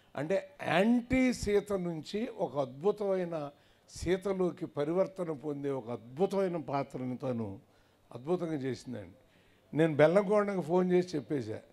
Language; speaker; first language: Telugu; native; Telugu